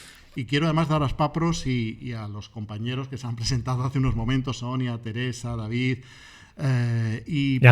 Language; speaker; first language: Spanish; native; Spanish